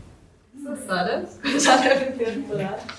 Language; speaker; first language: Portuguese; native; Portuguese